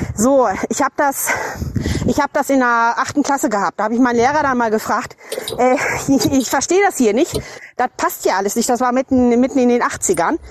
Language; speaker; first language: German; native; German